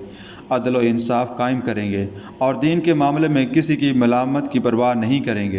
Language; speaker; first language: Urdu; native; Urdu